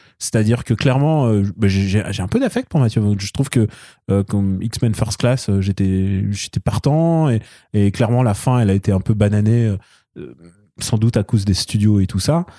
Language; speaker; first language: French; early bilingual, other home language; Russian